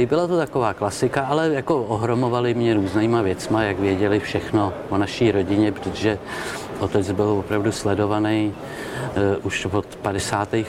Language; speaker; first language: Czech; native; Czech